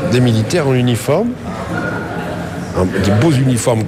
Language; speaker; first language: French; native; French